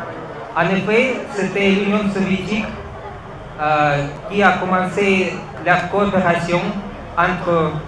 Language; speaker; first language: French; non-native, fluent; Russian